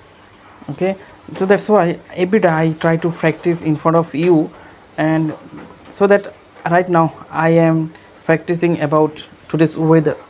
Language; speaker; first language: English; non-native, learner; Bangla